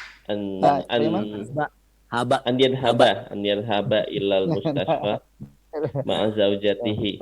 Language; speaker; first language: Arabic; non-native, learner; Indonesian